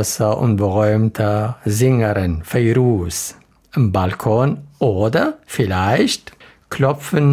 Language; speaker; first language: German; non-native, learner; Arabic